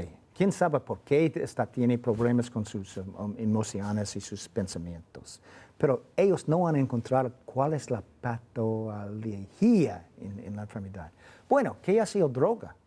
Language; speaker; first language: Spanish; non-native, fluent; English